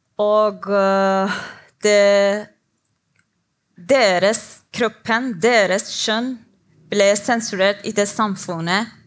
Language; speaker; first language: Norwegian; non-native, learner; Persian